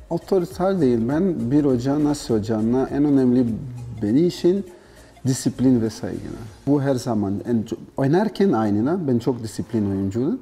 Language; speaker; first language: Turkish; non-native, learner; Portuguese